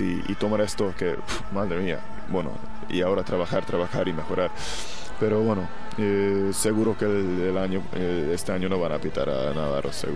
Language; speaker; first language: Spanish; non-native, fluent; Hungarian